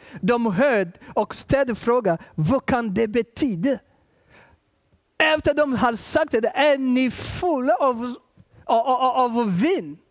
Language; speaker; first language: Swedish; non-native, fluent; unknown